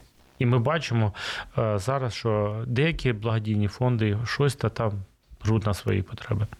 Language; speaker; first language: Ukrainian; non-native, local second language; Russian